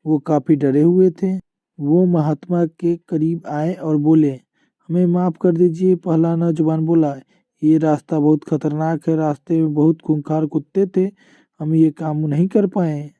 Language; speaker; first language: Hindi; native; Hindi